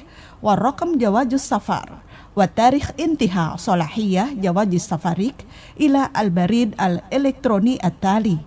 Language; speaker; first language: Arabic; non-native, fluent; Indonesian